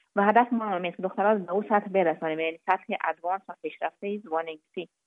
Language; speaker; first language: Persian; native; Persian